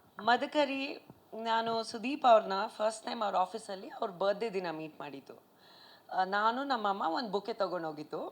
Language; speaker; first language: Kannada; non-native, local second language; Punjabi